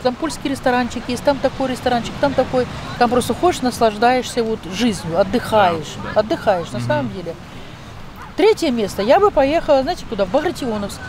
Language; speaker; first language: Russian; native; Russian